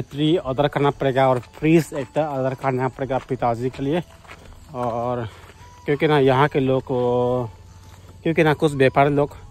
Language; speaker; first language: Hindi; non-native, local second language; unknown